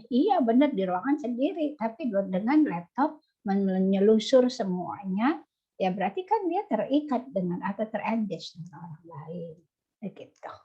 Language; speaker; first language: Indonesian; native; Indonesian